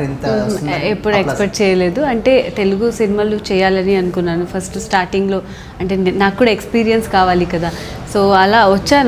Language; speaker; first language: Telugu; non-native, local second language; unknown